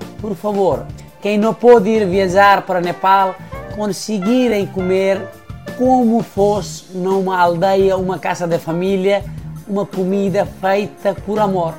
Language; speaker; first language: Portuguese; non-native, fluent; Nepali